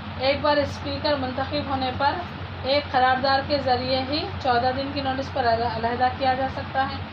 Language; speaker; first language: Urdu; native; Urdu